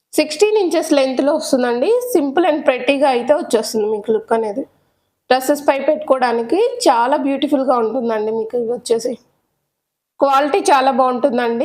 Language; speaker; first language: Telugu; native; Telugu